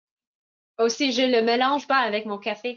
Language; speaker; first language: French; non-native, fluent; English